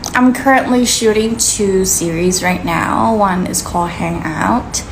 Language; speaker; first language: English; early bilingual, other home language; Thai